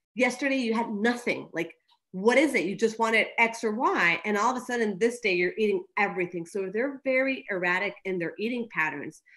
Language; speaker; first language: English; early bilingual, other home language; Spanish